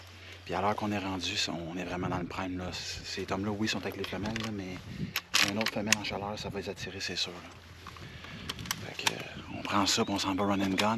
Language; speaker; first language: French; native; French